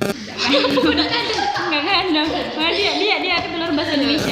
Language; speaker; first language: Malay; native; Malay